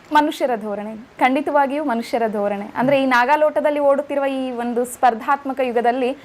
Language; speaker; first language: Kannada; native; Kannada